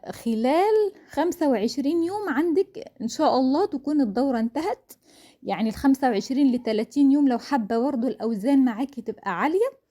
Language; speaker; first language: Arabic; native; Arabic